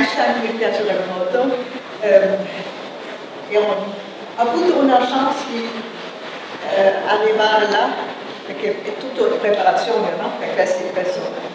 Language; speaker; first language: Italian; non-native, fluent; German